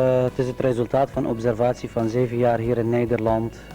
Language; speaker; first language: Dutch; non-native, fluent; Kurdish